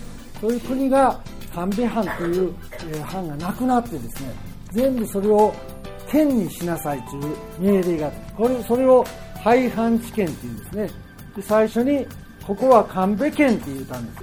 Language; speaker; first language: Japanese; native; Japanese